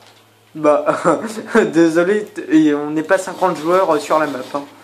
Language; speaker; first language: French; native; French